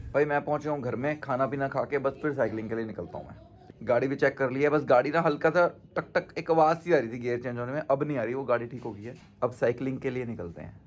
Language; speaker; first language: Hindi; native; Hindi